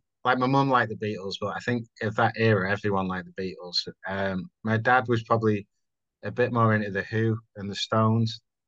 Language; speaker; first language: English; native; English